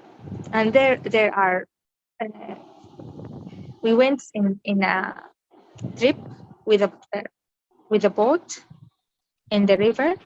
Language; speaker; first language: English; non-native, learner; Arabic